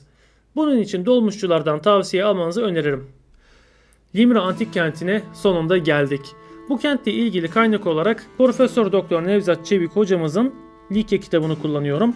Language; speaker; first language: Turkish; native; Turkish